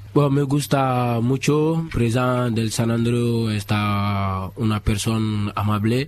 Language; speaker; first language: Spanish; non-native, learner; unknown